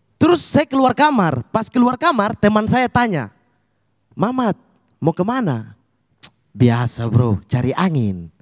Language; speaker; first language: Indonesian; native; Indonesian